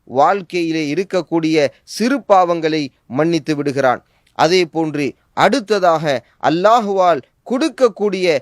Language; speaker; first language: Tamil; native; Tamil